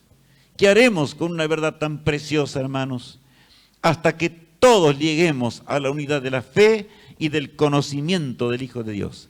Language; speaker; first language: Spanish; native; Spanish